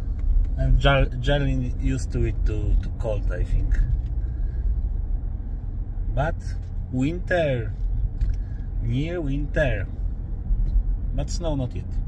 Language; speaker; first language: English; non-native, learner; Polish